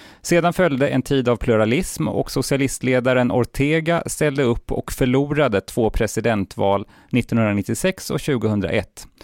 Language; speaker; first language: Swedish; native; Swedish